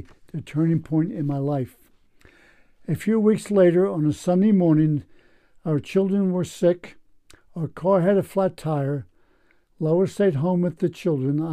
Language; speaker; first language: English; native; English